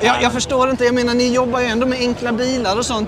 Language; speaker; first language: Swedish; native; Swedish